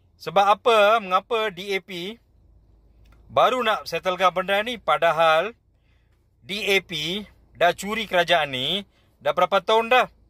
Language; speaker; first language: Malay; non-native, local second language; Tamil